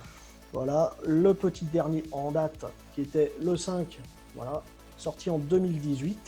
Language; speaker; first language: French; native; French